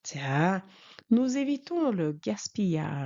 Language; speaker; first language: French; non-native, fluent; Mongolian